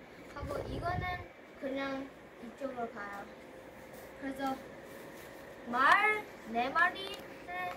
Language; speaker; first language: Korean; early bilingual, heritage; Korean